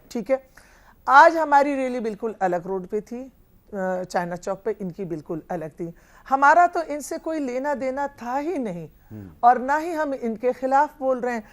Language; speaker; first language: Urdu; non-native, local second language; Pashto